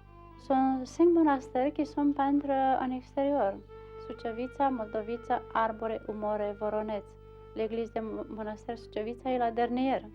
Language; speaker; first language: French; non-native, learner; Romanian